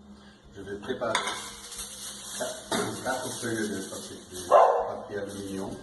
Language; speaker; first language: French; non-native, learner; Portuguese